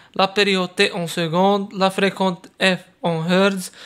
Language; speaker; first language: French; non-native, local second language; Arabic